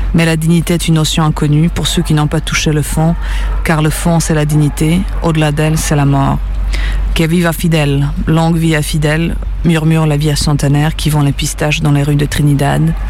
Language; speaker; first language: French; early bilingual, other home language; Serbian